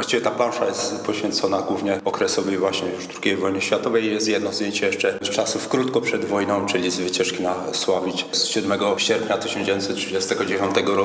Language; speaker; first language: Polish; native; Polish